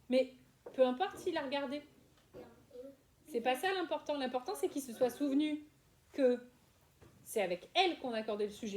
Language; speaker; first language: French; native; French